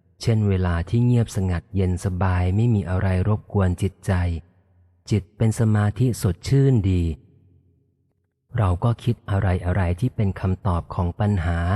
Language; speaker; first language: Thai; native; Thai